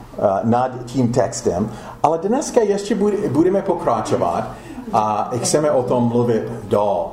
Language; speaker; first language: Czech; non-native, fluent; English